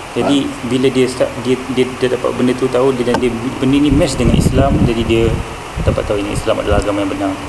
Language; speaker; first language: Malay; native; Malay